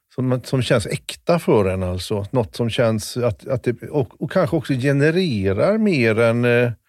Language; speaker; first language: Swedish; native; Swedish